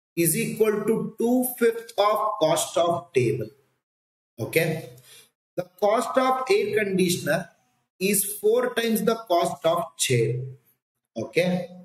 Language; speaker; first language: English; non-native, local second language; Kannada